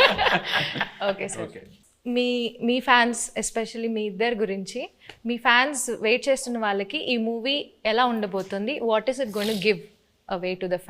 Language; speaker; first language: Telugu; native; Telugu